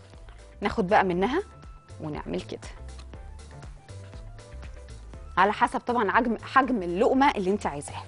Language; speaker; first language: Arabic; native; Arabic